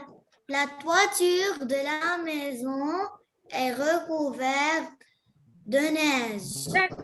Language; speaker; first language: French; non-native, learner; Arabic